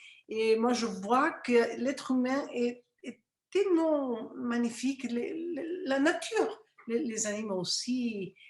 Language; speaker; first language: French; non-native, fluent; Spanish